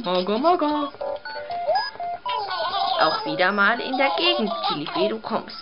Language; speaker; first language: German; native; German